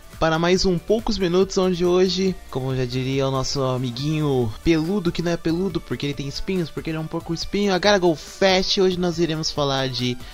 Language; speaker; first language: Portuguese; native; Portuguese